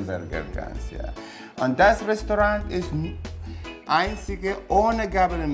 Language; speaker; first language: German; non-native, learner; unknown